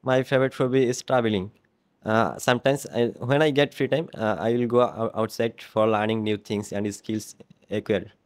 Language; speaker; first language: English; non-native, learner; Bangla